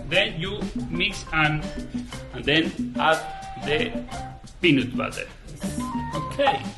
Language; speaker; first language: English; non-native, learner; Spanish